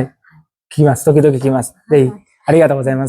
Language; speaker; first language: Japanese; non-native, learner; Bangla